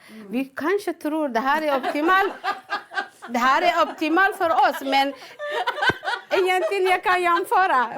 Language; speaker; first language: Swedish; non-native, fluent; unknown